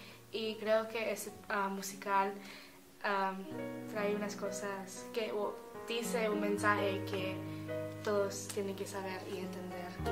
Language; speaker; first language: Spanish; early bilingual, heritage; Spanish